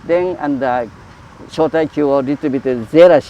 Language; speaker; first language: English; non-native, learner; Japanese